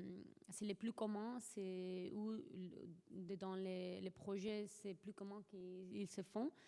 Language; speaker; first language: French; non-native, fluent; Spanish